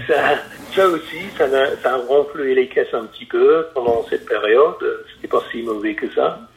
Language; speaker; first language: French; non-native, fluent; English